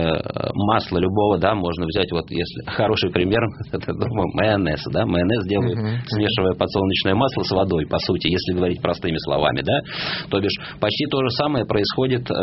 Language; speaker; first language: Russian; native; Russian